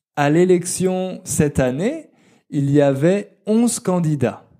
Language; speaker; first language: French; native; French